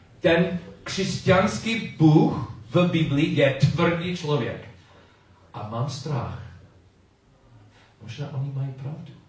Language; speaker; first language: Czech; non-native, learner; English